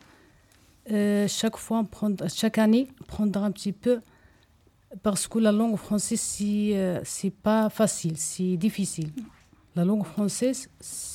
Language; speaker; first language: French; non-native, learner; Arabic